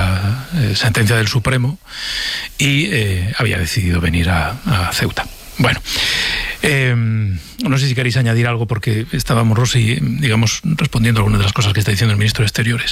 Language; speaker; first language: Spanish; native; Spanish